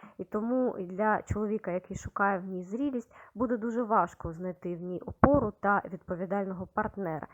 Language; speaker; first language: Ukrainian; native; Ukrainian